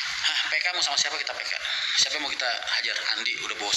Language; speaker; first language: Indonesian; native; Indonesian